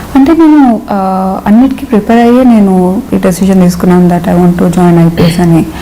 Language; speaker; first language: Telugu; non-native, local second language; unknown